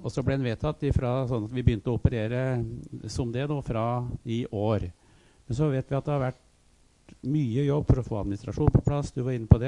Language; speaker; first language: Norwegian; native; Norwegian